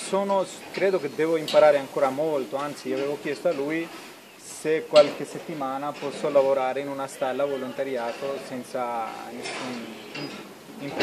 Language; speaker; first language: Italian; non-native, fluent; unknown